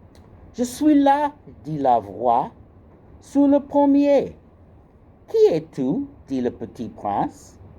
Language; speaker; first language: French; non-native, fluent; English